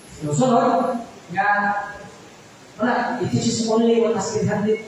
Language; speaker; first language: English; non-native, local second language; Cebuano